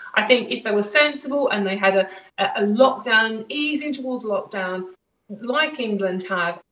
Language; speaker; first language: English; native; English